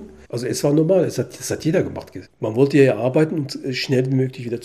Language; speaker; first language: German; early bilingual, other home language; Turkish